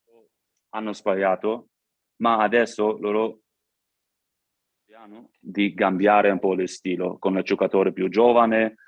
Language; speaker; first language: Italian; non-native, learner; German